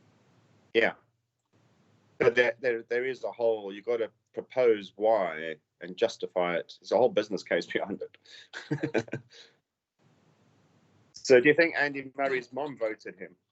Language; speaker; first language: English; native; English